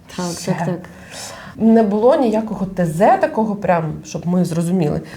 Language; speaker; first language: Ukrainian; non-native, local second language; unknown